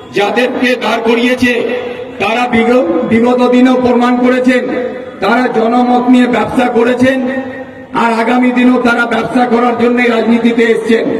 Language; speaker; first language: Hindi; non-native, local second language; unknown